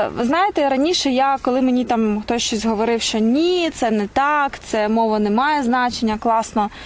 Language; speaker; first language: Ukrainian; non-native, local second language; Russian